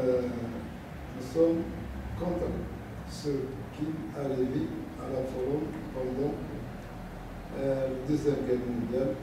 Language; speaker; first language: French; non-native, learner; Arabic